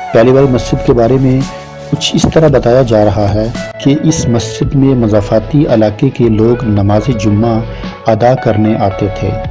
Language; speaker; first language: Urdu; non-native, local second language; Punjabi